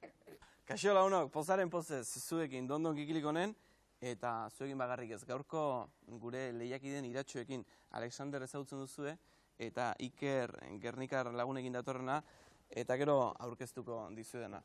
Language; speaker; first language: Basque; native; Basque